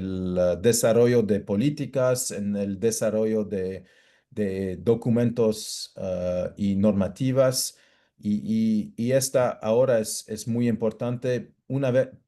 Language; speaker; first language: Spanish; non-native, fluent; English